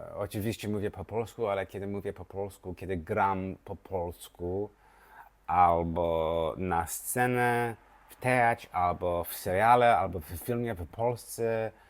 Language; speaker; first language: Polish; non-native, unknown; English